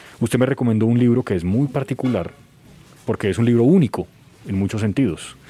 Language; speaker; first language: Spanish; native; Spanish